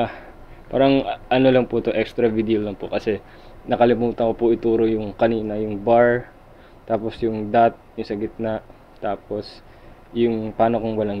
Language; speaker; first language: Filipino; native; Filipino